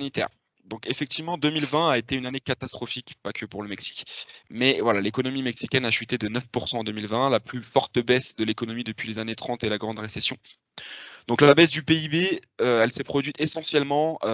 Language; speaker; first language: French; native; French